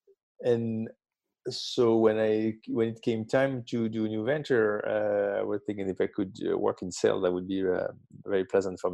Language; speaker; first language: English; non-native, fluent; French